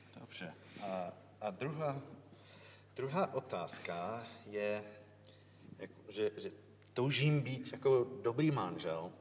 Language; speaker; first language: Czech; non-native, learner; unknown